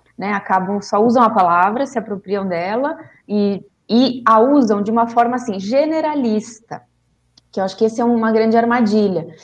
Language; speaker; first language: Portuguese; non-native, fluent; Spanish